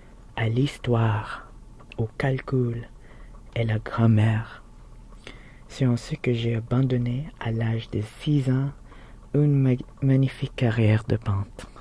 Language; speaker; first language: French; non-native, learner; Filipino